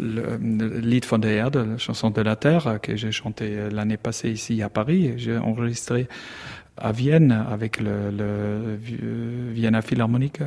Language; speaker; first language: French; non-native, learner; German